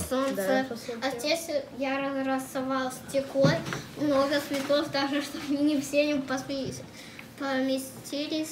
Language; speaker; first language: Russian; early bilingual, heritage; Russian